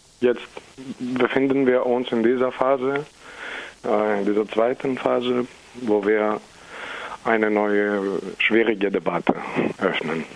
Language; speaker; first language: German; non-native, fluent; Greek